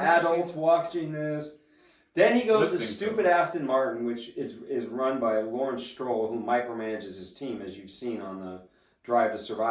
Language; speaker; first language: English; native; English